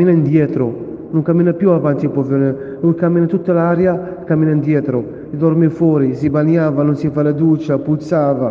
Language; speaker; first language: Italian; non-native, fluent; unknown